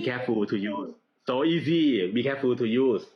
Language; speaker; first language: English; non-native, learner; Thai